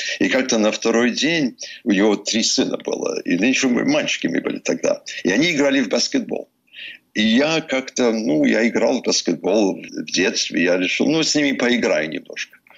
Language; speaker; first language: Russian; early bilingual, heritage; English